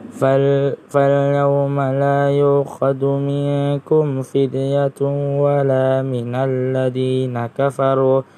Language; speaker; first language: Arabic; non-native, learner; Indonesian